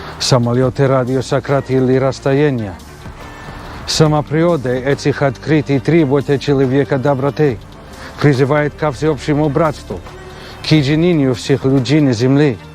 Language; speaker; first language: Russian; non-native, learner; English